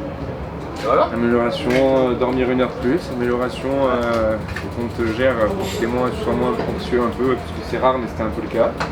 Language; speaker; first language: French; native; French